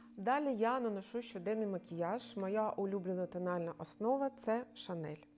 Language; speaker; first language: Ukrainian; non-native, local second language; Russian